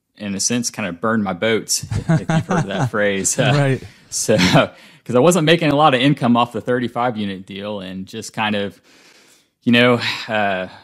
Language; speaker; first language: English; native; English